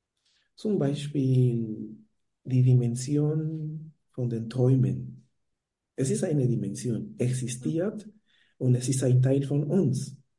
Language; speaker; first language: German; non-native, fluent; Spanish